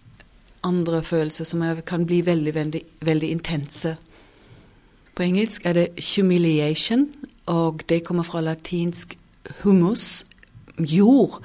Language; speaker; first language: Norwegian; non-native, fluent; German